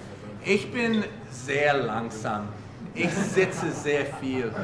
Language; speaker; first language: German; non-native, learner; English